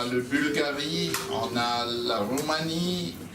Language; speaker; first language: French; non-native, fluent; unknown